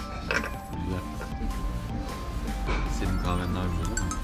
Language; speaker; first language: Turkish; native; Turkish